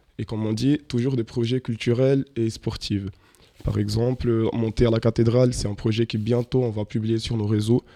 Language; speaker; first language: French; non-native, fluent; Portuguese